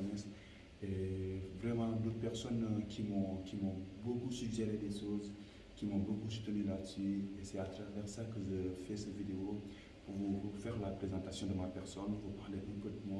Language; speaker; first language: French; non-native, local second language; Wolof